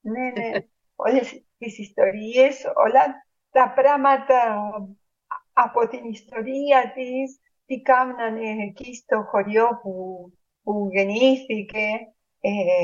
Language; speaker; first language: Greek; early bilingual, heritage; Spanish